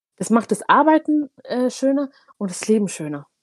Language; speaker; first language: German; early bilingual, other home language; Tigrinya